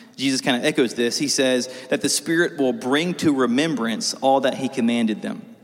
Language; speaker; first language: English; native; English